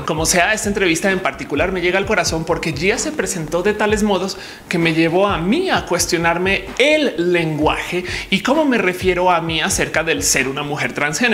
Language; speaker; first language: Spanish; native; Spanish